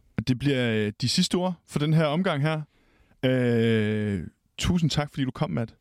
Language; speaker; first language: Danish; native; Danish